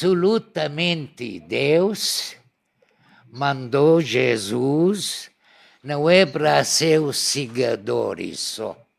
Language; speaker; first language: Portuguese; non-native, learner; Arabic